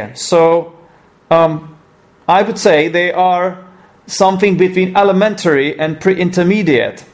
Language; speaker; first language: English; non-native, fluent; Czech